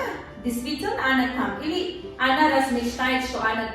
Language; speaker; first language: Russian; non-native, learner; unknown